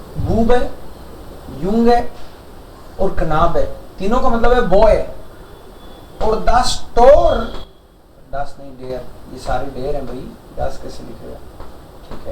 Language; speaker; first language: Hindi; native; Hindi